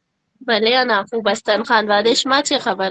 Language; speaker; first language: Persian; non-native, learner; Urdu